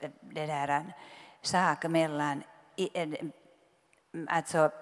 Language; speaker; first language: Swedish; non-native, local second language; Finnish